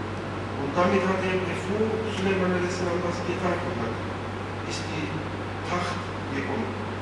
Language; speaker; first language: German; non-native, fluent; Turkish